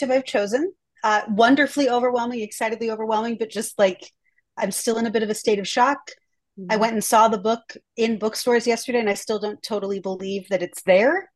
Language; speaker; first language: English; native; English